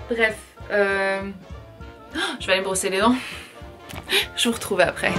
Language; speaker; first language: French; native; French